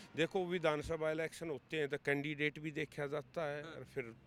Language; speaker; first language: Hindi; native; Hindi